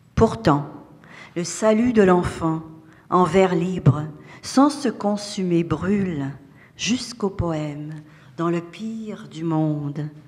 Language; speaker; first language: French; native; French